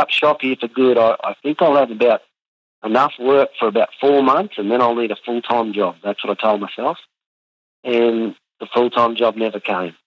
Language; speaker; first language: English; native; English